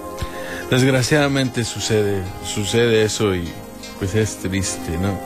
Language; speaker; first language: Spanish; native; Spanish